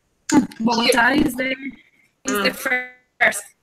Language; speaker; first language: English; non-native, learner; Spanish